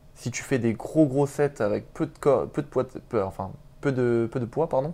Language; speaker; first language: French; native; French